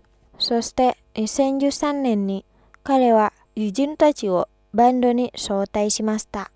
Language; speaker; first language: Japanese; non-native, fluent; Indonesian